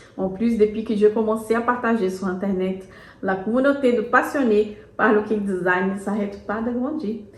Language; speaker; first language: French; non-native, fluent; Portuguese